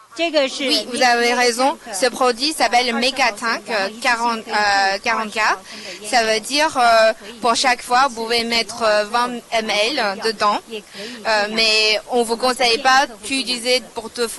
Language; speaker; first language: French; non-native, fluent; Chinese